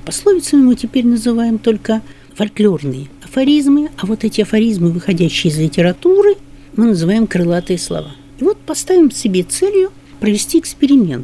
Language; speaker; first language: Russian; native; Russian